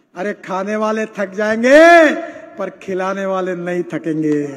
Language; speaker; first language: Hindi; non-native, local second language; Marathi